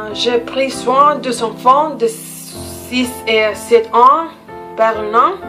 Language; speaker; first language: French; non-native, learner; Spanish